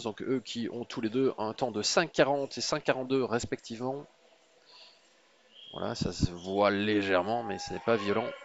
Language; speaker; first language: French; native; French